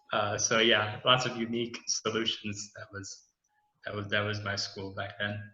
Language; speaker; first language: English; native; English